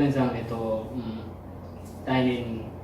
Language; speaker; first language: Japanese; non-native, learner; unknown